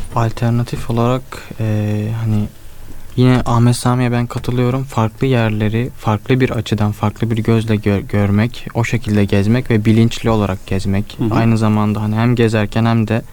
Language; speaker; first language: Turkish; native; Turkish